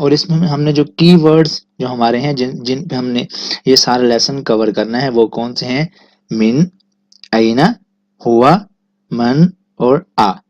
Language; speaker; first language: Urdu; native; Urdu